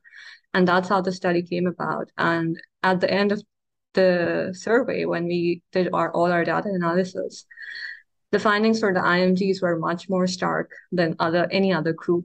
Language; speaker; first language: English; non-native, local second language; Urdu